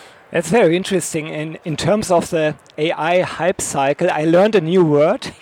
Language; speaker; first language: English; non-native, fluent; German